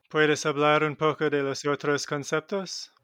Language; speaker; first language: Spanish; non-native, learner; English